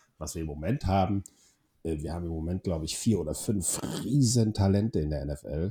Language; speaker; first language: German; non-native, fluent; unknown